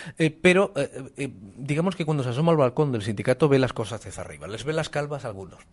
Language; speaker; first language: Spanish; native; Spanish